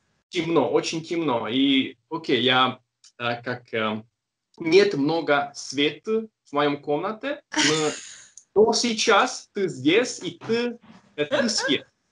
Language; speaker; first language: Russian; non-native, learner; Hungarian